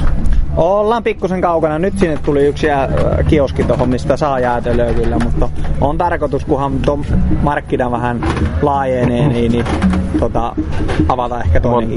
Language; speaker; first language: Finnish; native; Finnish